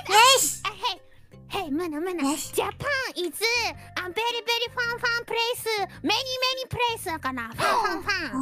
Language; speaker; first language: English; non-native, learner; Japanese